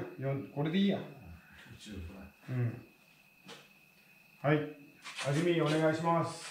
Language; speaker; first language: Japanese; native; Japanese